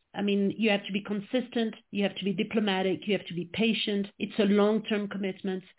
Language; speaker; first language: English; non-native, fluent; French